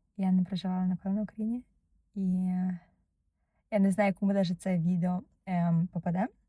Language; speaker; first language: Ukrainian; non-native, fluent; Russian